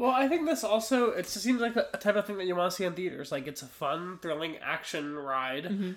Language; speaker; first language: English; native; English